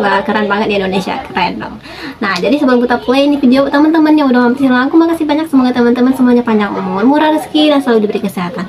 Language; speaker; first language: Indonesian; native; Indonesian